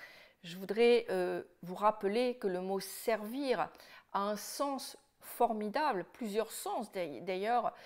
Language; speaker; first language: French; native; French